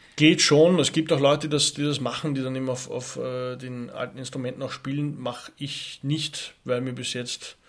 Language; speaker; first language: German; native; German